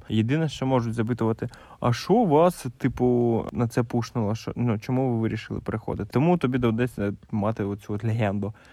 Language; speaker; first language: Ukrainian; non-native, local second language; Russian